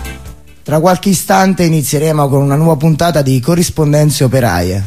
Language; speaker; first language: Italian; native; Italian